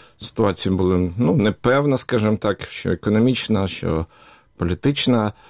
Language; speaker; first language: Ukrainian; native; Ukrainian